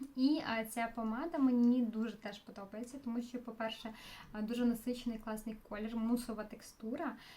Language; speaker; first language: Ukrainian; non-native, local second language; Russian